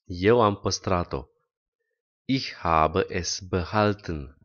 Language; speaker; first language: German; non-native, fluent; Romanian